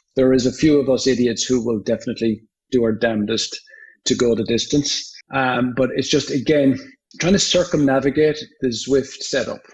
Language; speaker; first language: English; native; English